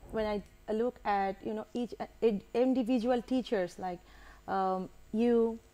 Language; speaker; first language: English; non-native, local second language; Bangla